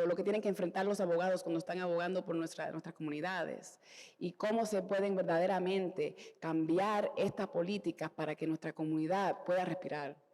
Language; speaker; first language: Spanish; early bilingual, heritage; Spanish